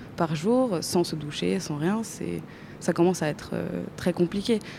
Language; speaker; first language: French; non-native, fluent; Spanish